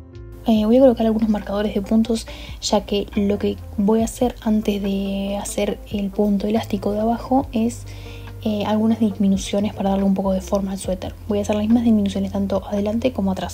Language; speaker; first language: Spanish; native; Spanish